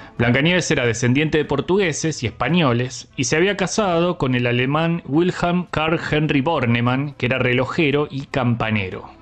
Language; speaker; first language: Spanish; native; Spanish